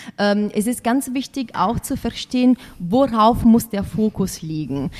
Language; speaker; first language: German; non-native, fluent; Italian